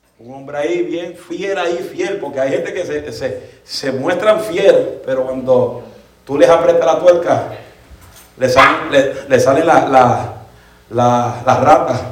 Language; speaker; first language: Spanish; early bilingual, heritage; Spanish